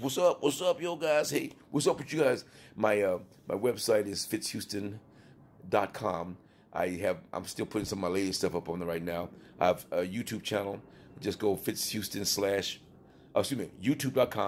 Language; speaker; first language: English; native; English